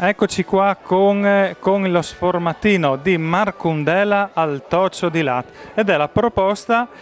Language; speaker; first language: Italian; native; Italian